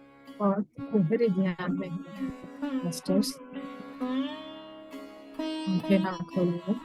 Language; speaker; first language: Hindi; native; Hindi